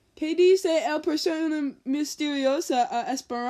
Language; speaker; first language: Spanish; non-native, learner; English